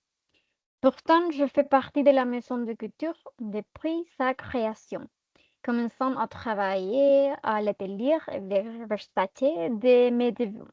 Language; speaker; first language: French; non-native, fluent; Spanish